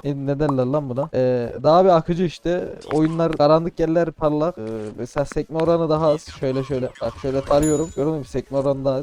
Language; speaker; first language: Turkish; native; Turkish